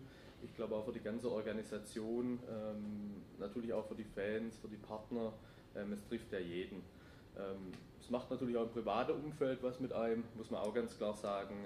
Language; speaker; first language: German; native; German